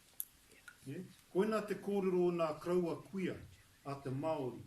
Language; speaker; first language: Māori; non-native, local second language; English